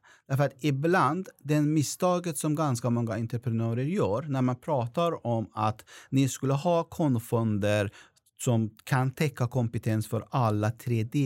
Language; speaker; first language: Swedish; non-native, fluent; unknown